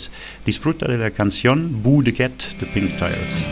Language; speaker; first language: Spanish; non-native, fluent; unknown